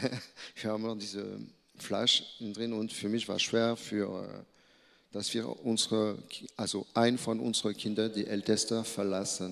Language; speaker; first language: German; non-native, learner; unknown